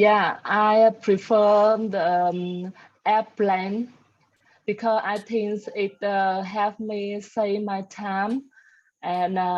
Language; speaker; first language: English; non-native, learner; Vietnamese